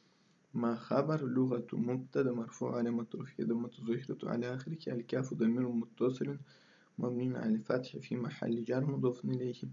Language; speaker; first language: Arabic; non-native, fluent; Russian